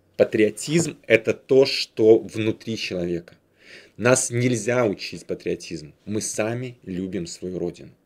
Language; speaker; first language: Russian; native; Russian